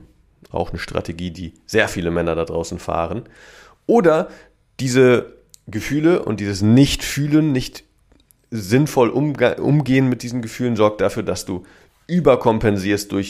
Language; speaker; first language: German; native; German